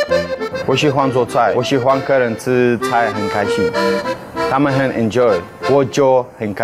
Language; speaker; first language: Chinese; non-native, learner; Russian